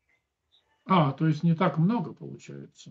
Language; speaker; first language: Russian; native; Russian